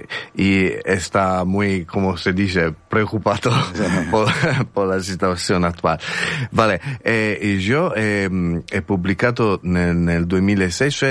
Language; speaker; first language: Spanish; non-native, learner; Italian